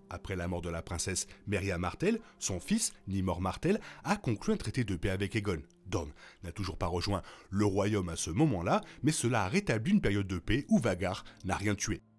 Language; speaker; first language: French; native; French